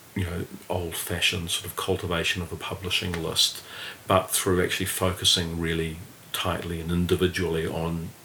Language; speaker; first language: English; native; English